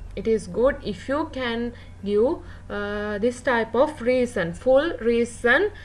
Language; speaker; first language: English; non-native, local second language; Sinhala